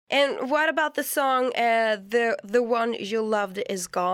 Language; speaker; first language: English; non-native, fluent; Swedish